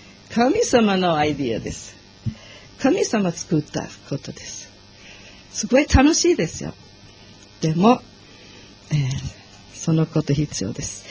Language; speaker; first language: Japanese; non-native, learner; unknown